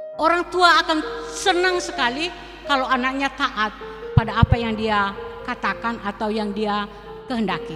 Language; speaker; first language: Indonesian; non-native, local second language; Nias